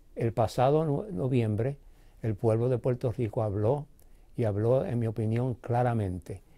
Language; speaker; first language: Spanish; early bilingual, heritage; Spanish